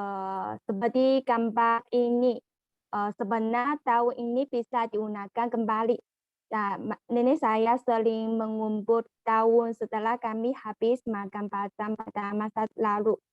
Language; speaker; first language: Indonesian; non-native, learner; Chinese